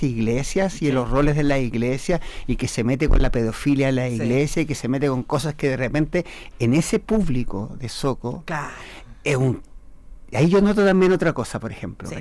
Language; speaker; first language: Spanish; native; Spanish